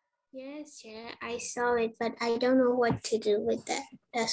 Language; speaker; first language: English; non-native, learner; Burmese